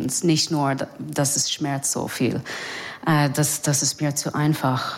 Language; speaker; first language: German; non-native, learner; English